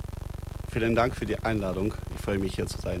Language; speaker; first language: German; non-native, fluent; Russian